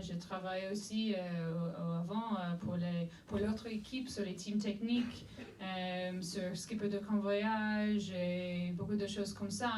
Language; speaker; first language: French; non-native, fluent; English